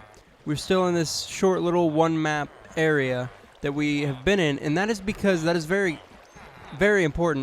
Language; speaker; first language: English; native; English